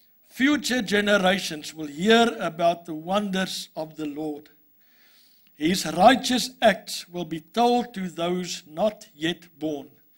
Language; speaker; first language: English; non-native, local second language; Afrikaans